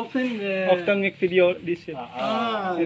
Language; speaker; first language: English; non-native, learner; Indonesian